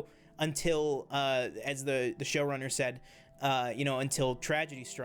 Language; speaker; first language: English; native; English